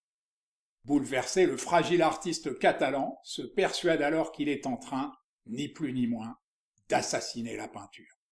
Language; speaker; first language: French; native; French